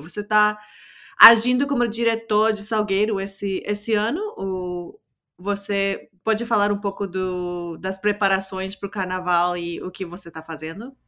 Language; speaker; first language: Portuguese; non-native, fluent; English